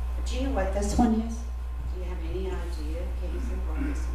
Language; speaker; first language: English; native; English